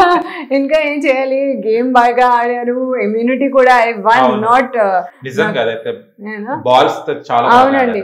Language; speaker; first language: Telugu; non-native, learner; Hindi